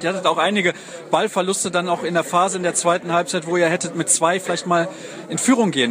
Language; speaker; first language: German; native; German